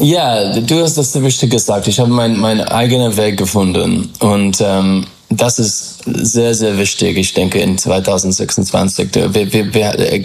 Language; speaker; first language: German; non-native, fluent; English